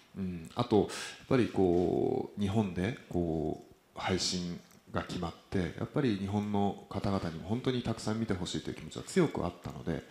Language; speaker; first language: Japanese; native; Japanese